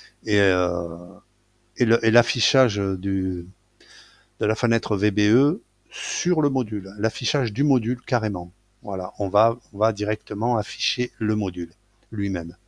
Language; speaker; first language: French; native; French